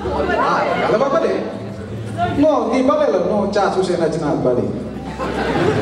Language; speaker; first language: Russian; non-native, learner; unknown